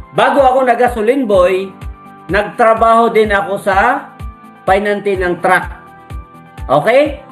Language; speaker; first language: Filipino; non-native, local second language; Masbatenyo